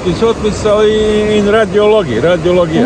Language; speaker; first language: English; non-native, learner; Bosnian